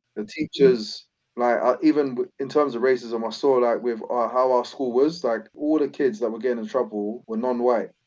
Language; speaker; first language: English; native; English